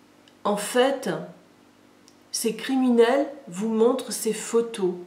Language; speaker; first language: French; native; French